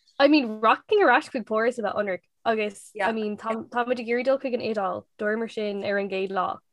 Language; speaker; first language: Irish; non-native, local second language; English